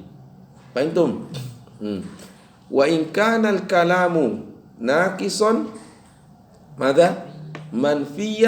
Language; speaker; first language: Arabic; non-native, fluent; Indonesian